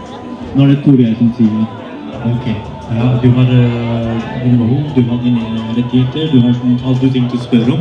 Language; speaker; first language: Norwegian; non-native, fluent; Hindi